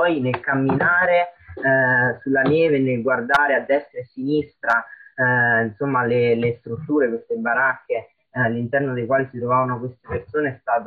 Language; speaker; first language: Italian; native; Italian